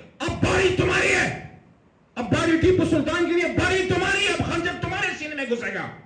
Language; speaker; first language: Urdu; non-native, local second language; Pashto